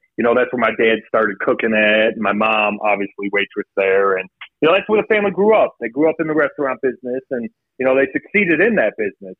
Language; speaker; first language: English; native; English